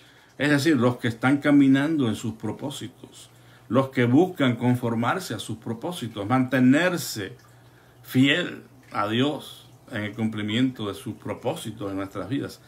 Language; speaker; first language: Spanish; native; Spanish